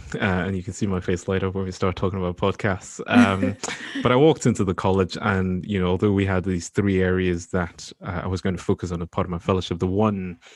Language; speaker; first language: English; non-native, local second language; Yoruba